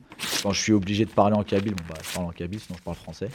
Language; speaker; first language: French; early bilingual, other home language; Kabyle